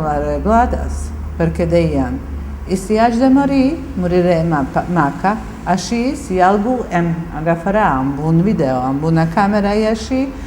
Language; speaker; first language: Catalan; non-native, fluent; Bosnian